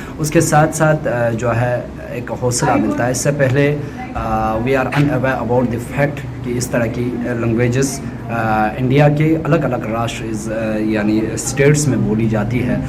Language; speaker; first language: Hindi; non-native, local second language; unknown